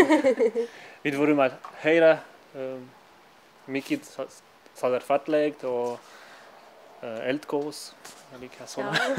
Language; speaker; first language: Icelandic; non-native, learner; Swiss German